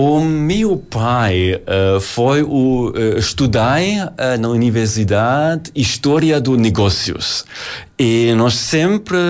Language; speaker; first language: Portuguese; non-native, learner; German